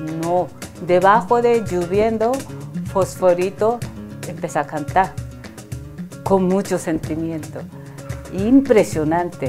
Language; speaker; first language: Spanish; non-native, learner; Japanese